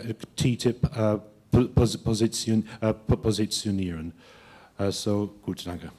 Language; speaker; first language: German; non-native, fluent; English